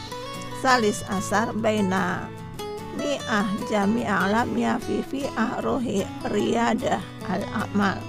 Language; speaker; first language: Arabic; non-native, fluent; Indonesian